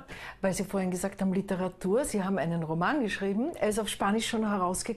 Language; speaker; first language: German; native; German